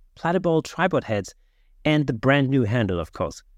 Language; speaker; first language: English; non-native, fluent; German